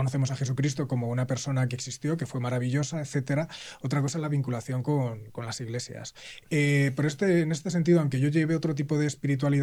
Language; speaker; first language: Spanish; native; Spanish